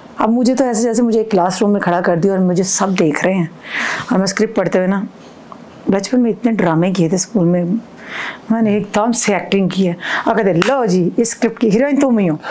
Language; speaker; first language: Urdu; non-native, local second language; Punjabi